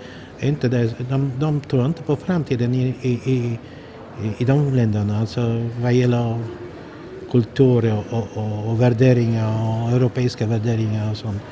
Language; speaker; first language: Swedish; non-native, fluent; Polish